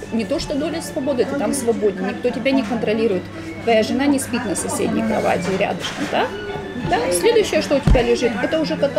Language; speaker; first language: Russian; native; Russian